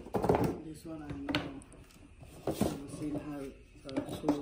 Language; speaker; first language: English; non-native, learner; Khmer